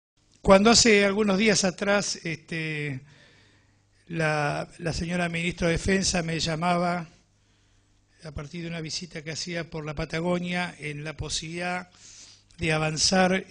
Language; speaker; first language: Spanish; native; Spanish